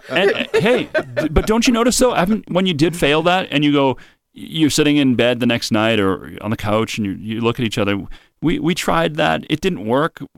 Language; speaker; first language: English; native; English